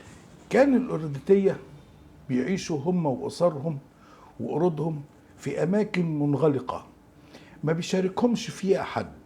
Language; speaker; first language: Arabic; native; Arabic